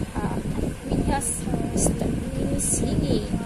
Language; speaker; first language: English; non-native, local second language; Filipino